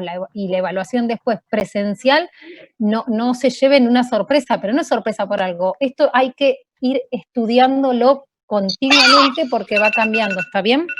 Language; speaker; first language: Spanish; native; Spanish